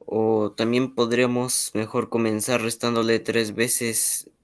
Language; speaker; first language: Spanish; native; Spanish